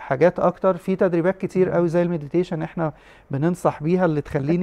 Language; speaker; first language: Arabic; native; Arabic